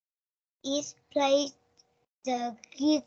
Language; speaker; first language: English; non-native, learner; Vietnamese